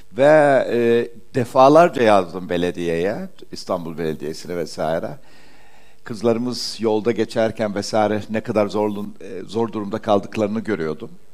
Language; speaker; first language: Turkish; early bilingual, heritage; Turkish